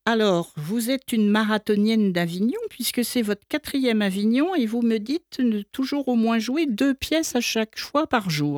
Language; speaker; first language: French; native; French